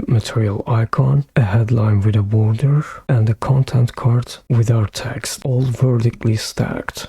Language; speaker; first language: English; non-native, fluent; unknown